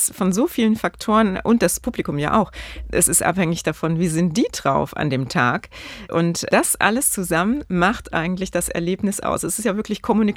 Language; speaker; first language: German; native; German